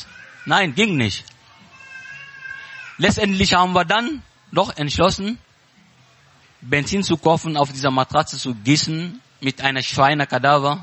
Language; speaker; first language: German; non-native, learner; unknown